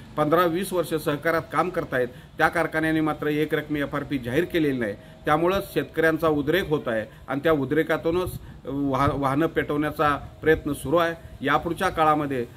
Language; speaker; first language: Marathi; native; Marathi